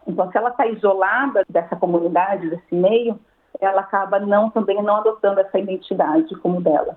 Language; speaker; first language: Portuguese; native; Portuguese